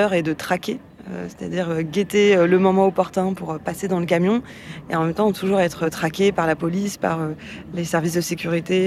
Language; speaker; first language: French; native; French